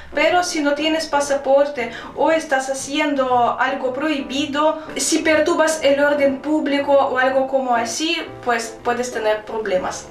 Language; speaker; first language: Spanish; non-native, fluent; Russian